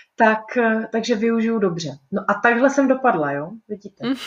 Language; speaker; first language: Czech; native; Czech